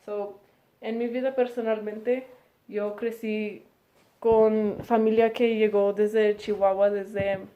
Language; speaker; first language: Spanish; early bilingual, heritage; Spanish